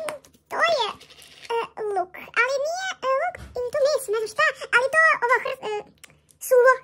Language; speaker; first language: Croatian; non-native, fluent; Russian